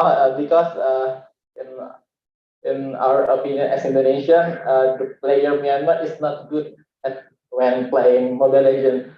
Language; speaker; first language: English; non-native, learner; Indonesian